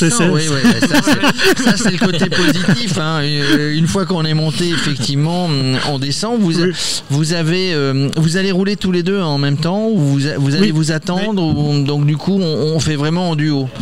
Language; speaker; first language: French; native; French